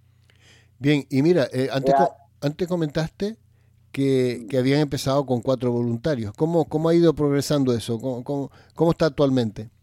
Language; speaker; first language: Spanish; native; Spanish